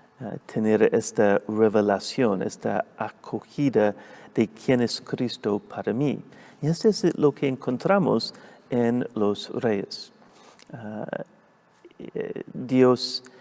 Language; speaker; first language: Spanish; non-native, fluent; English